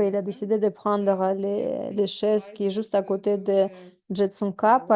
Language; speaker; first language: French; non-native, fluent; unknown